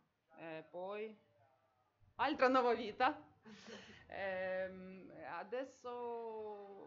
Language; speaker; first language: Italian; non-native, learner; Ukrainian